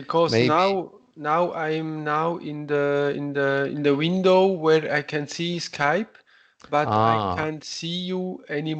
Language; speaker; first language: English; non-native, learner; Italian